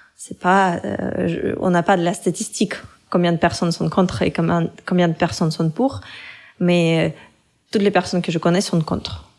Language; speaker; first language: French; non-native, fluent; Russian